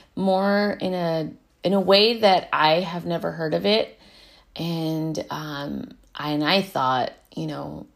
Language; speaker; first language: English; early bilingual, other home language; Spanish